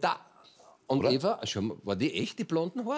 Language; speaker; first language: German; native; German